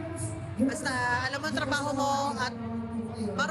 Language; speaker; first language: Filipino; native; Filipino